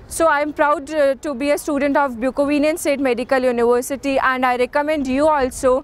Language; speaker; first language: English; non-native, local second language; Hindi